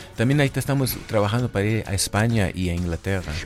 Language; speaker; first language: Spanish; early bilingual, heritage; Spanish